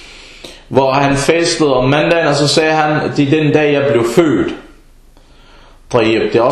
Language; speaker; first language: Danish; early bilingual, other home language; Arabic